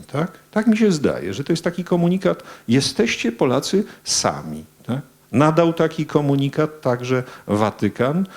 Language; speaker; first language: Polish; native; Polish